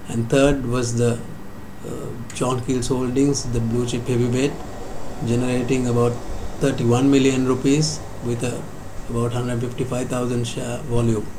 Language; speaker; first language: English; non-native, local second language; Sinhala